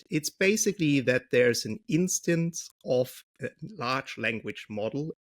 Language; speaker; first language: English; non-native, fluent; German